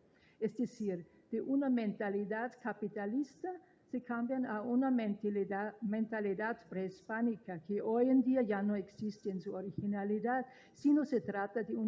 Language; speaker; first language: Spanish; non-native, fluent; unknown